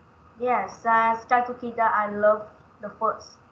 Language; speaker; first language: English; non-native, learner; Vietnamese